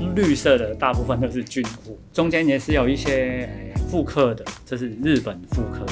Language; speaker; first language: Chinese; non-native, local second language; Cantonese